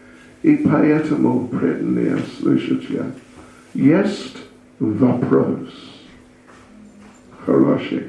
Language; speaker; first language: Russian; non-native, learner; English